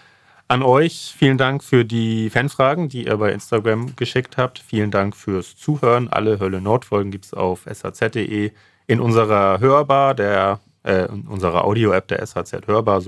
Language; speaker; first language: German; native; German